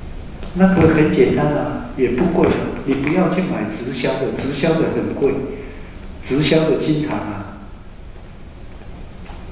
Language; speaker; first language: Chinese; native; Chinese